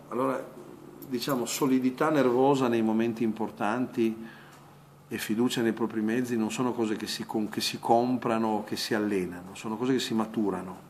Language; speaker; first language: Italian; native; Italian